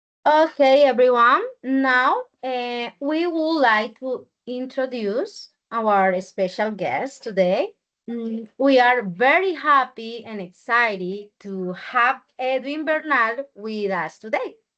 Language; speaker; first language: English; non-native, learner; Spanish